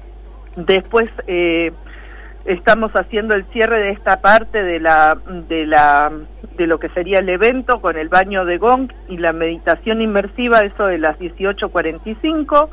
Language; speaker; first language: Spanish; native; Spanish